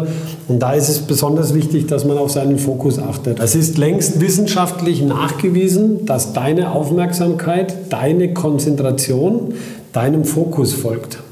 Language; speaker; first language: German; native; German